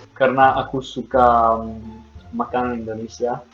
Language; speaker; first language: Indonesian; non-native, learner; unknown